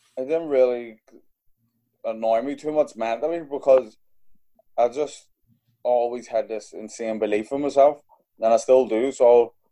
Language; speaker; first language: English; native; English